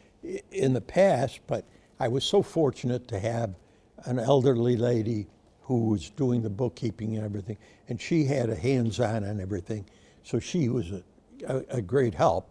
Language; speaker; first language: English; native; English